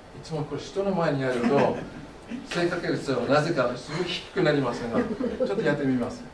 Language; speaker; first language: Japanese; non-native, fluent; English